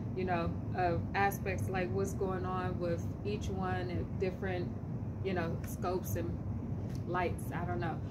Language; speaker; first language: English; native; English